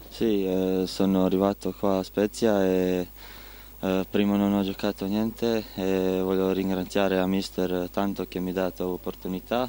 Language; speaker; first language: Italian; non-native, learner; Croatian